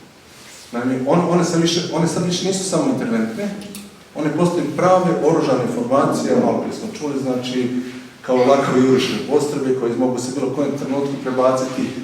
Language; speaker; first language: Croatian; native; Croatian